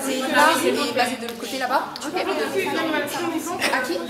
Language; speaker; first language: French; non-native, fluent; English